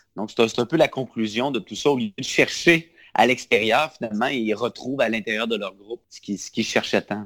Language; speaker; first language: French; native; French